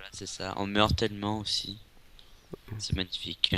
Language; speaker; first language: French; native; French